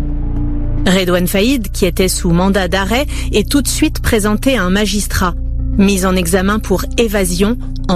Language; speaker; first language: French; native; French